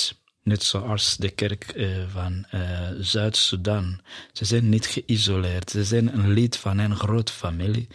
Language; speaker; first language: Dutch; non-native, fluent; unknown